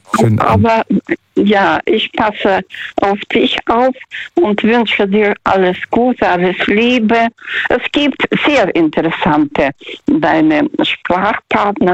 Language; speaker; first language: German; non-native, fluent; Russian